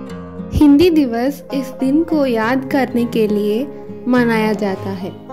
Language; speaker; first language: Hindi; non-native, local second language; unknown